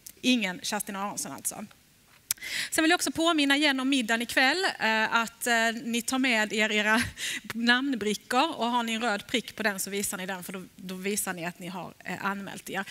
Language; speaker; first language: Swedish; native; Swedish